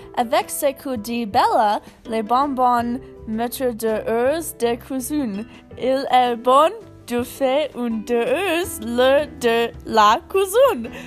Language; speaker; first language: French; non-native, learner; English